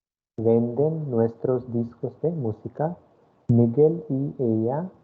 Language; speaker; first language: Spanish; non-native, fluent; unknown